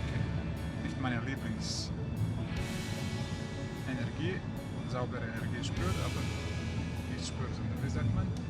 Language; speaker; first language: German; non-native, learner; Serbian